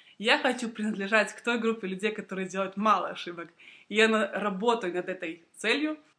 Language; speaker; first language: Russian; native; Russian